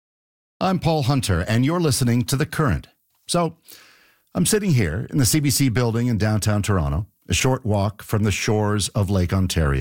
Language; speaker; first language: English; native; English